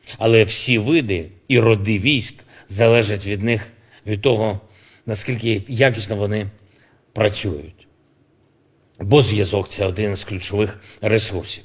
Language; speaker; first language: Ukrainian; non-native, local second language; Russian